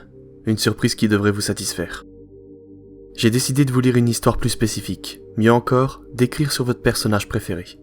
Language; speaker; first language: French; native; French